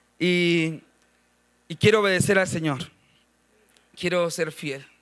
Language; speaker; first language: Spanish; native; Spanish